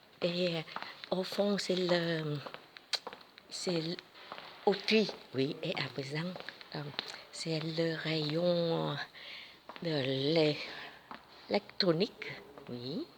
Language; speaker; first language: French; non-native, learner; Vietnamese